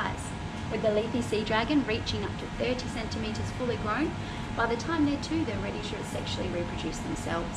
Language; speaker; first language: English; native; English